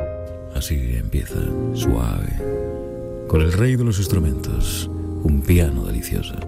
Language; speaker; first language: Spanish; native; Spanish